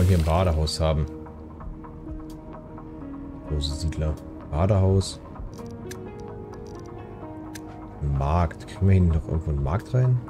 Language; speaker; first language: German; native; German